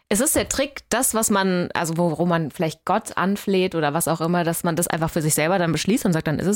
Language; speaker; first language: German; native; German